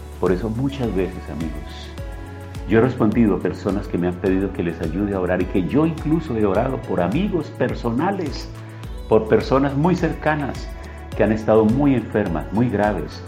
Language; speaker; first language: Spanish; native; Spanish